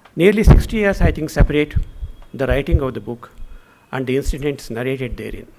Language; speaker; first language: English; non-native, local second language; Kannada